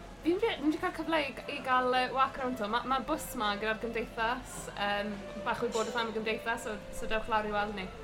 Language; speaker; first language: Welsh; native; Welsh